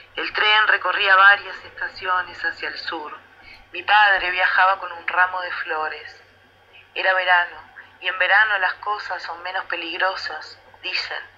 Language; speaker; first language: Spanish; native; Spanish